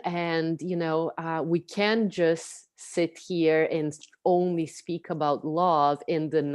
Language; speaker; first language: English; non-native, fluent; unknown